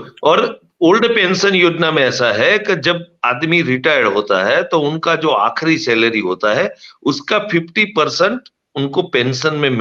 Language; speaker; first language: Hindi; non-native, local second language; Gujarati